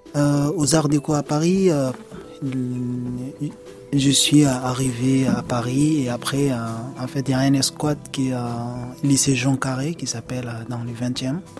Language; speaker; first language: French; non-native, learner; Arabic